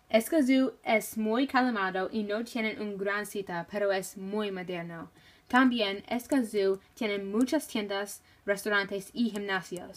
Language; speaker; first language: Spanish; non-native, learner; English